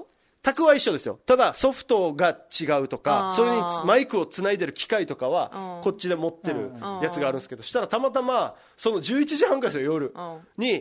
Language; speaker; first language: Japanese; native; Japanese